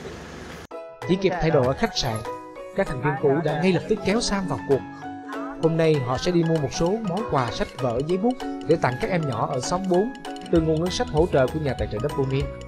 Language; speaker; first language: Vietnamese; native; Vietnamese